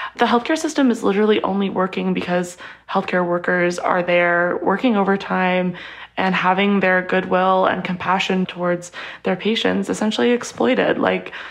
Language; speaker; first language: English; native; English